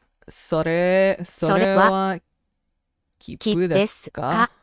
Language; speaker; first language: Japanese; non-native, learner; English